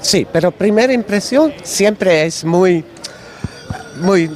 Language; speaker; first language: Spanish; non-native, learner; Dutch